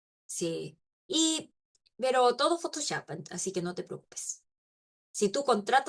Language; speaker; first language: Spanish; non-native, local second language; Korean